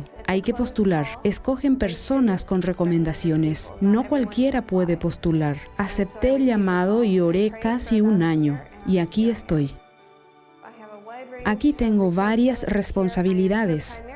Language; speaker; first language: Spanish; non-native, fluent; English